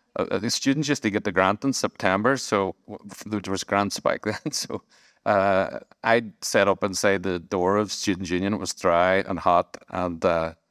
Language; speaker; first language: English; native; English